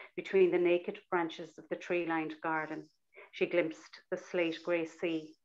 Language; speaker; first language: English; native; English